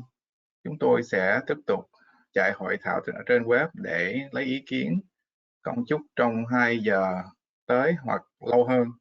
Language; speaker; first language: Vietnamese; non-native, fluent; English